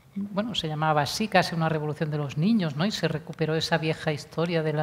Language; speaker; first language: Spanish; non-native, local second language; Catalan